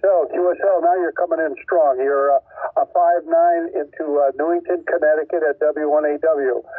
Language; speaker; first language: English; native; English